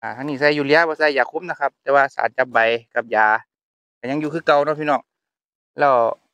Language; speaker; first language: Thai; native; Thai